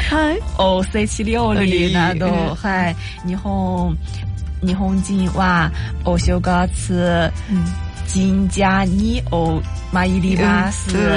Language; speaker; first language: Japanese; non-native, learner; Chinese